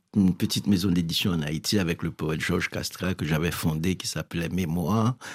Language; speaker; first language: French; non-native, local second language; Haitian Creole